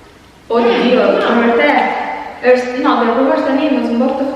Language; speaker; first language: Albanian; early bilingual, heritage; Albanian